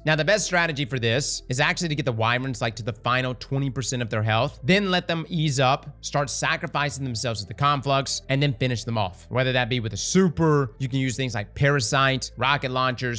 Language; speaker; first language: English; native; English